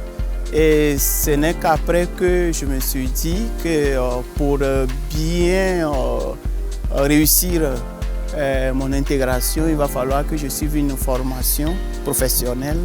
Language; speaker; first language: French; non-native, local second language; Ewe